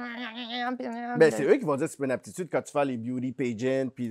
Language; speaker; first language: French; native; French